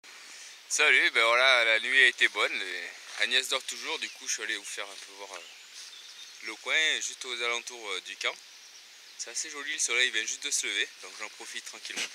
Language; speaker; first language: French; native; French